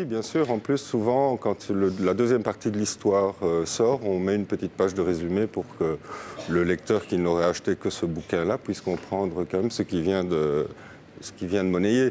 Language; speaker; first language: French; native; French